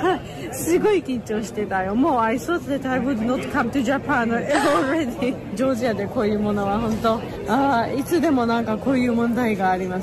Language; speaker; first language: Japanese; non-native, fluent; Georgian